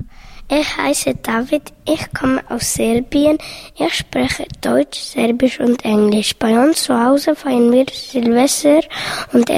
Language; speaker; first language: German; early bilingual, other home language; Serbian